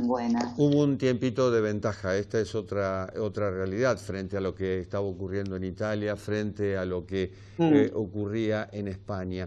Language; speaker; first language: Spanish; native; Spanish